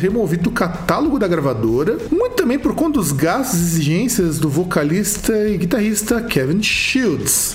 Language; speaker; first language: Portuguese; native; Portuguese